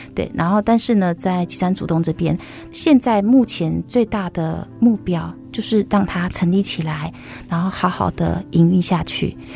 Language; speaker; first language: Chinese; native; Chinese